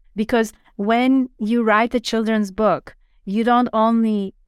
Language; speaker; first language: English; non-native, fluent; Turkish